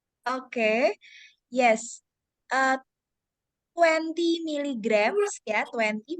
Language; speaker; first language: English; non-native, fluent; Indonesian